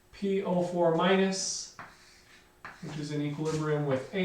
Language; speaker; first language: English; native; English